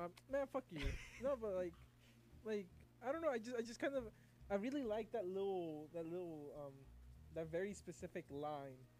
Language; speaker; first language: English; early bilingual, other home language; Spanish